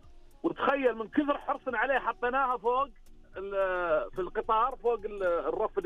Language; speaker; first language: Arabic; native; Arabic